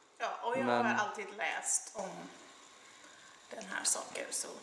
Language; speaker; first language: Swedish; non-native, fluent; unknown